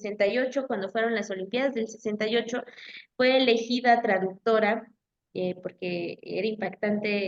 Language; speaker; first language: Spanish; native; Spanish